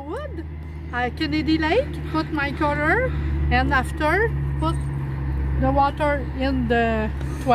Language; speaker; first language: English; non-native, learner; French